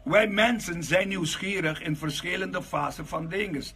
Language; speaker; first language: Dutch; non-native, local second language; Papiamento